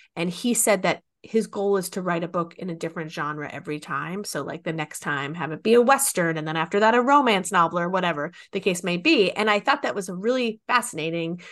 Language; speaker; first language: English; native; English